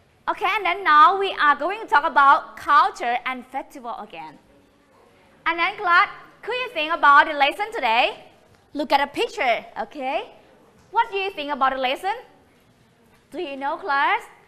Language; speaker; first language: English; non-native, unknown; Thai